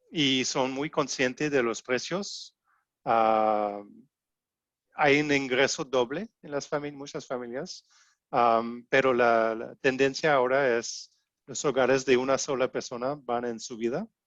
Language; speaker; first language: Spanish; non-native, fluent; French